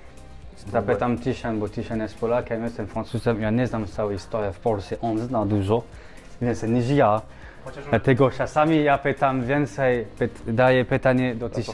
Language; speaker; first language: Polish; non-native, learner; French